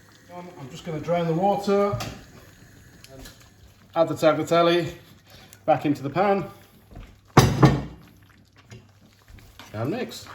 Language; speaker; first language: English; native; English